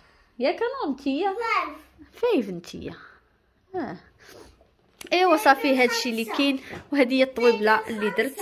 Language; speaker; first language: Arabic; native; Arabic